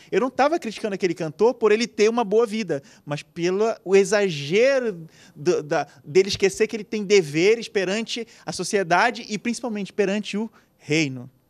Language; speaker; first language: Portuguese; native; Portuguese